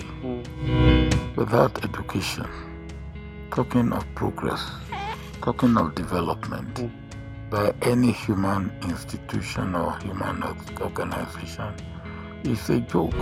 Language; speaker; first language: English; non-native, local second language; Yoruba